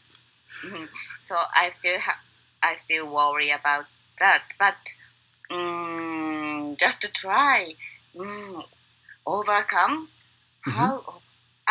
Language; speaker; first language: English; non-native, learner; Japanese